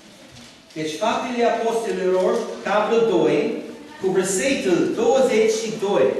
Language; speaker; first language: Romanian; non-native, learner; English